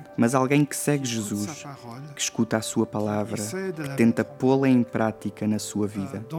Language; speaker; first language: Portuguese; non-native, fluent; Luxembourgish